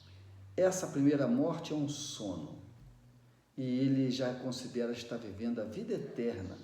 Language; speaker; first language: Portuguese; native; Portuguese